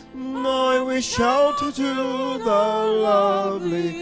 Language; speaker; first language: English; native; English